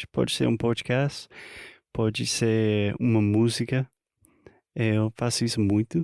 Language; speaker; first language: Portuguese; non-native, fluent; English